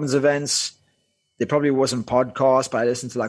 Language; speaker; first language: English; non-native, local second language; Afrikaans